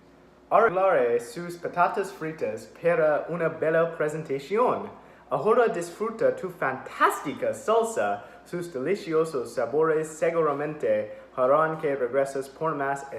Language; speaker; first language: Spanish; non-native, learner; English